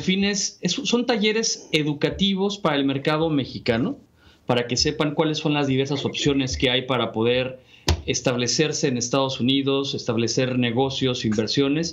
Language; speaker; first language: Spanish; native; Spanish